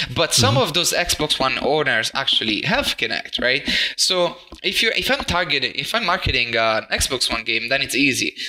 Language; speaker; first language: English; non-native, fluent; Italian